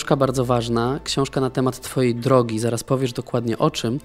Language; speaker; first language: Polish; native; Polish